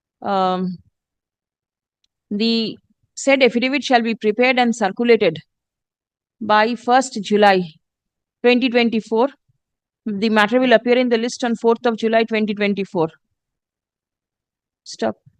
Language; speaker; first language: English; non-native, local second language; Bangla